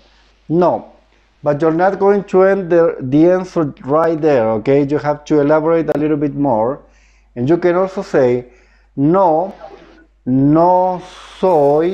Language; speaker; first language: English; non-native, fluent; Spanish